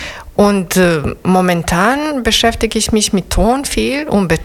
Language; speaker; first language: German; non-native, fluent; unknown